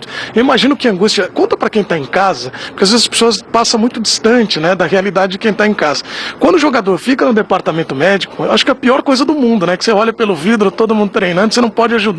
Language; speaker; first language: Portuguese; native; Portuguese